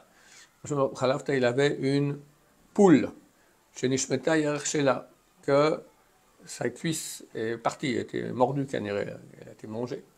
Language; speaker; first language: French; native; French